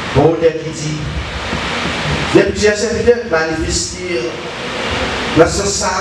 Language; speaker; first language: French; non-native, learner; Haitian Creole